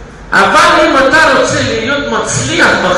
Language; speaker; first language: Hebrew; non-native, fluent; Russian